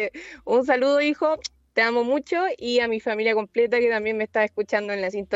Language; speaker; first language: Spanish; native; Spanish